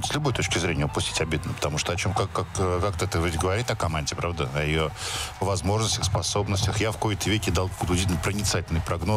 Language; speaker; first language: Russian; native; Russian